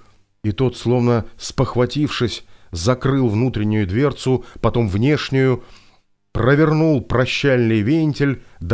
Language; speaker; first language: Russian; native; Russian